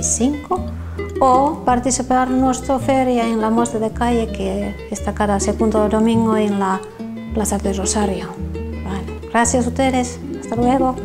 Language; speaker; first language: Spanish; non-native, learner; Finnish